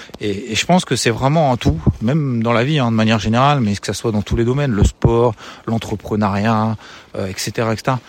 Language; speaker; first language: French; native; French